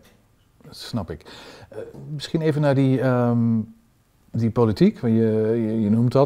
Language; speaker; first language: Dutch; native; Dutch